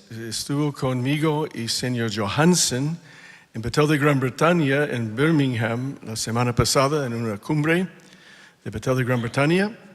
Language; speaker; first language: Spanish; non-native, fluent; English